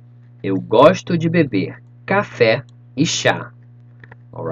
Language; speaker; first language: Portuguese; non-native, fluent; English